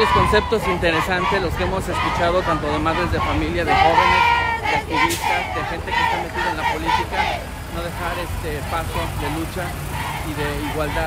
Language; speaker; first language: Spanish; native; Spanish